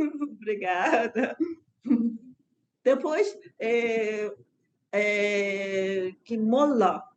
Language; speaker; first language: Portuguese; non-native, learner; Persian